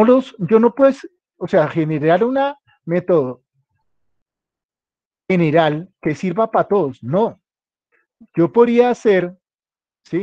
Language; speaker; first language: Spanish; native; Spanish